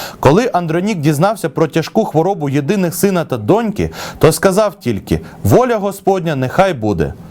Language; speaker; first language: Ukrainian; native; Ukrainian